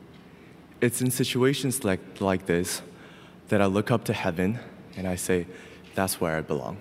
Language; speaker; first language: English; non-native, fluent; Chinese